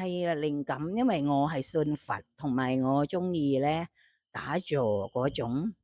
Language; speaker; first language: Cantonese; non-native, fluent; Thai